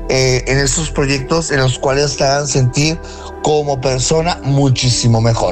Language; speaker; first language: Spanish; native; Spanish